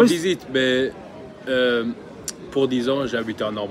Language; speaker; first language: French; early bilingual, other home language; English